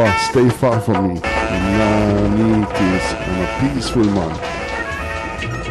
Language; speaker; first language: English; non-native, fluent; German